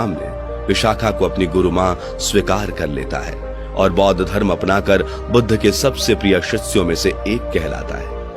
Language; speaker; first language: Hindi; native; Hindi